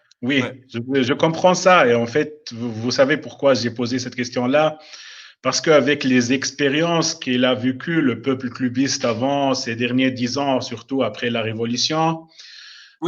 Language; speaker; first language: French; non-native, local second language; Arabic